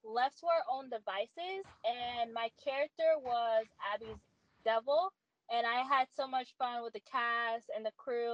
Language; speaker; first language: English; native; English